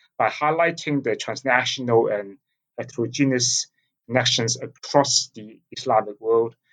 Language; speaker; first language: English; non-native, local second language; Cantonese